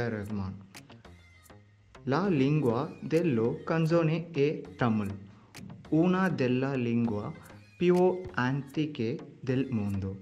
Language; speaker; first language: Italian; non-native, learner; Tamil